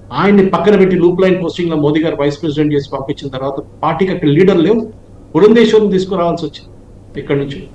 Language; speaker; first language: Telugu; non-native, local second language; Malayalam